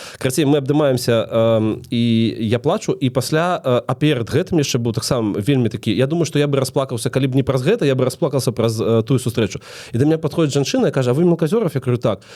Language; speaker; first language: Belarusian; non-native, local second language; Russian